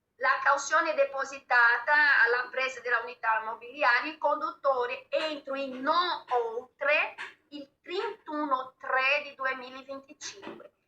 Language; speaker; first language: Italian; non-native, fluent; Portuguese